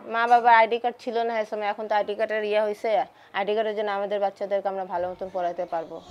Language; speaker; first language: Bangla; non-native, local second language; Urdu